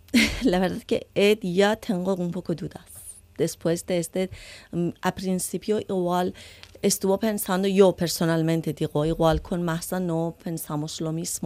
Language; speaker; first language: Spanish; non-native, learner; Persian